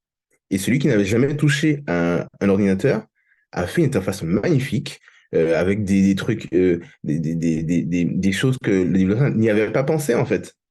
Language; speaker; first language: French; native; French